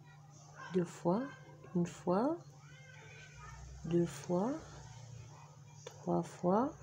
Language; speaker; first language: French; native; French